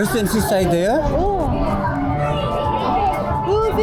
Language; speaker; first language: English; non-native, learner; Korean